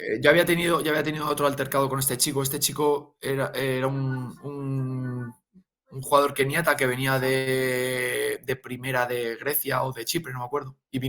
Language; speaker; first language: Spanish; native; Spanish